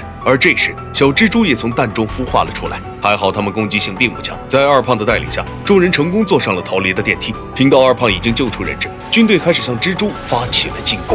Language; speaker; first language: Chinese; native; Chinese